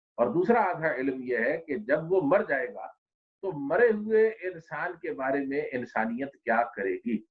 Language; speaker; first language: Urdu; non-native, local second language; Punjabi